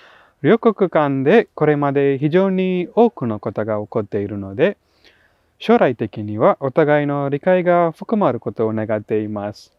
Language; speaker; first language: Japanese; non-native, fluent; Tamil